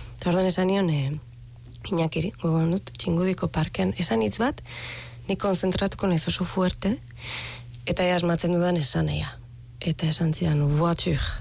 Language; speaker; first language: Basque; native; Basque